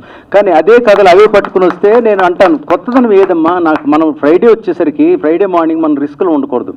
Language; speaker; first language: Telugu; native; Telugu